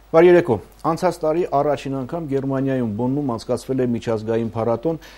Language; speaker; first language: Armenian; native; Armenian